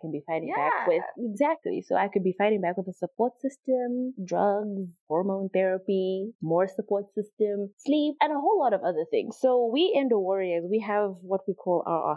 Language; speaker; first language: English; non-native, local second language; Shona